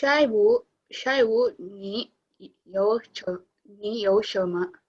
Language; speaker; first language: Chinese; non-native, learner; Indonesian